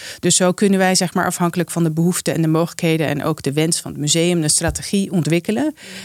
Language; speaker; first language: Dutch; native; Dutch